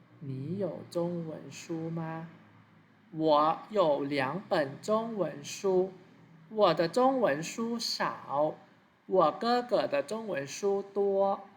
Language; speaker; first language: Chinese; non-native, fluent; Thai